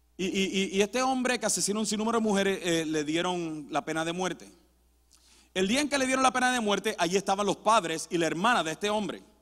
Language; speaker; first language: Spanish; early bilingual, heritage; Spanish